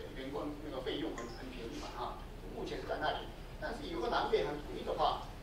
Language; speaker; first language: Chinese; non-native, fluent; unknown